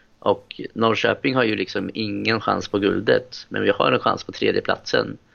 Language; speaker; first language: Swedish; native; Swedish